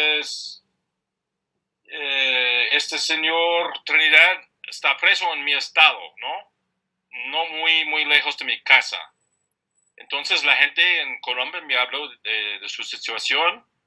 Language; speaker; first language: Spanish; non-native, fluent; English